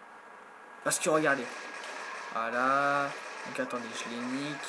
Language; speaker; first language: French; native; French